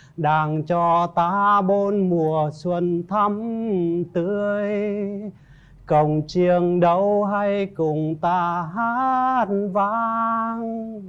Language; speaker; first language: Vietnamese; non-native, local second language; Muong